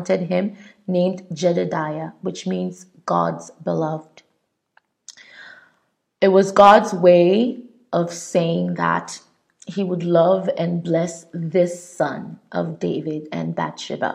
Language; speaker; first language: English; non-native, local second language; Igbo